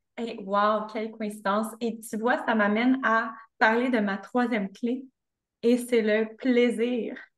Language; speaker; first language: French; native; French